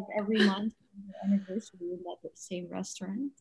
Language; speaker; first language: English; non-native, fluent; Dutch